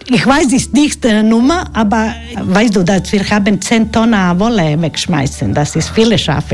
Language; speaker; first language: German; non-native, learner; Croatian